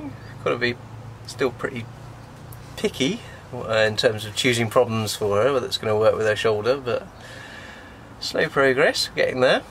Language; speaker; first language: English; native; English